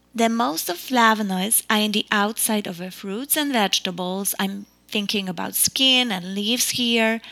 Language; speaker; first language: English; non-native, fluent; Polish